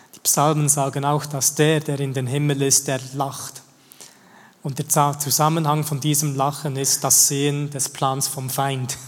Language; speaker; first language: German; native; German